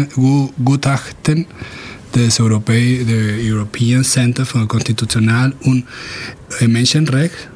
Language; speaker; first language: German; non-native, fluent; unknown